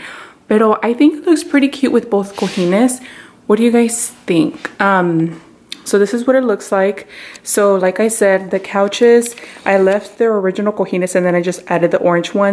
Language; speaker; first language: English; early bilingual, other home language; Spanish